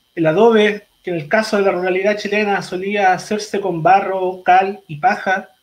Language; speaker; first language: Spanish; native; Spanish